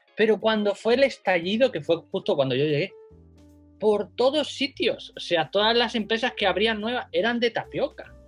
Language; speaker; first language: Spanish; native; Spanish